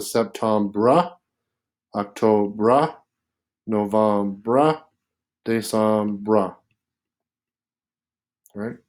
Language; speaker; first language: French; non-native, fluent; English